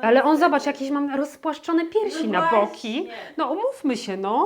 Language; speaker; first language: Polish; native; Polish